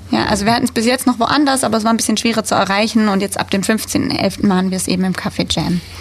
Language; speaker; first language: German; native; German